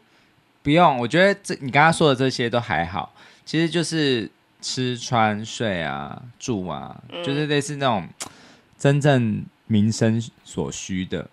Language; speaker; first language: Chinese; native; Chinese